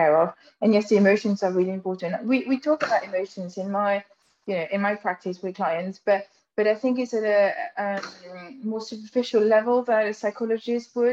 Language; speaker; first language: English; non-native, fluent; French